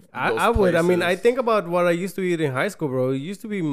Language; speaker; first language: English; early bilingual, other home language; Spanish